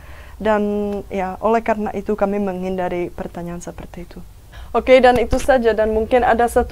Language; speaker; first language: Indonesian; non-native, fluent; Czech